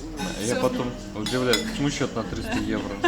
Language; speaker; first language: Russian; native; Russian